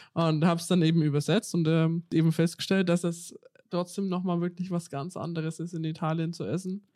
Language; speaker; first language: German; native; German